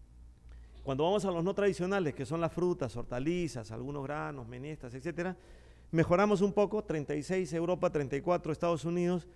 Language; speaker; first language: Spanish; native; Spanish